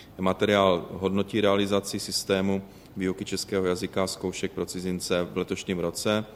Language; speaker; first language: Czech; native; Czech